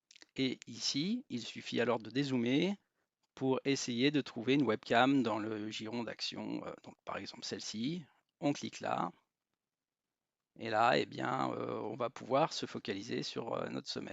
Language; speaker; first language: French; native; French